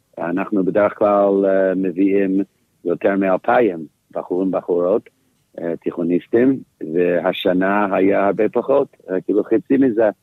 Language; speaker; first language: Hebrew; non-native, fluent; English